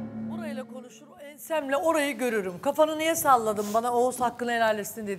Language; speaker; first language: Turkish; native; Turkish